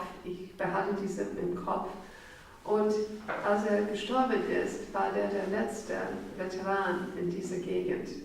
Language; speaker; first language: German; non-native, fluent; English